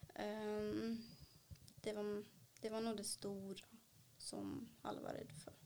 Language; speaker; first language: Swedish; early bilingual, other home language; Kannada